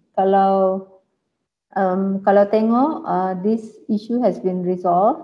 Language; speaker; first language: English; non-native, local second language; Malay